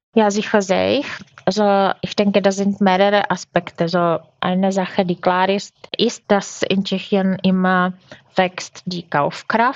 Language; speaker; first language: German; non-native, fluent; Czech